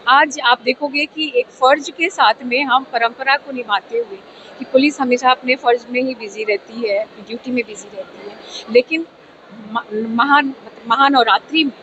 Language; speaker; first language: Hindi; native; Hindi